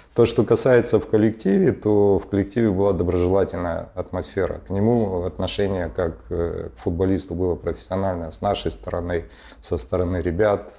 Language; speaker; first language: Russian; native; Russian